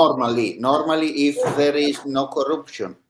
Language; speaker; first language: English; non-native, learner; Italian